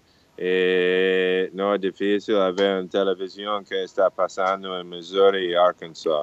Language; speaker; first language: Portuguese; non-native, fluent; English